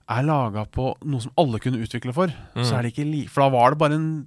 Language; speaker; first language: Norwegian; native; Norwegian